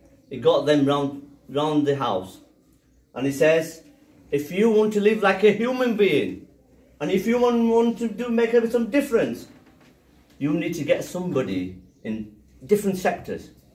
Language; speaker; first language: English; early bilingual, other home language; Punjabi